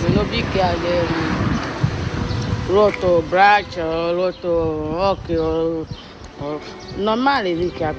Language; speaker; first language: Italian; non-native, learner; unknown